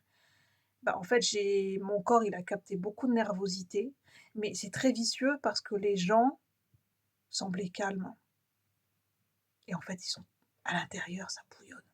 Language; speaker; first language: French; native; French